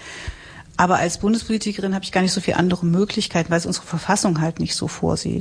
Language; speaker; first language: German; native; German